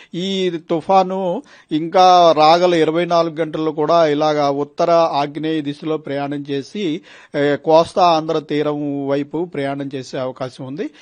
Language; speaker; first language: Telugu; native; Telugu